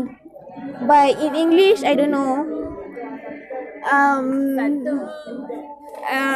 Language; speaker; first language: English; non-native, local second language; Malay